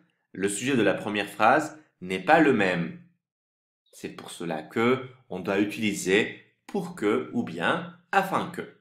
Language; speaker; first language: French; non-native, fluent; Turkish